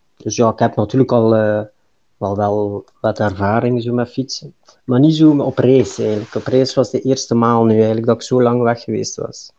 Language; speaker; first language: Dutch; native; Dutch